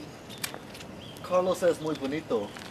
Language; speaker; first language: Spanish; non-native, learner; English